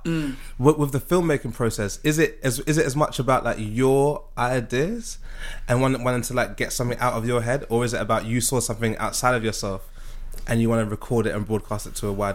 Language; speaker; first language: English; native; English